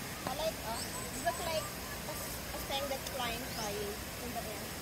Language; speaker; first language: English; non-native, learner; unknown